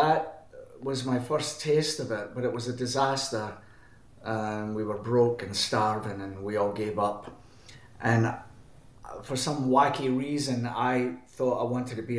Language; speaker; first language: English; native; English